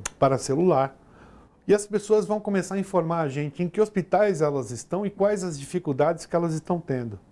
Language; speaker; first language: Portuguese; native; Portuguese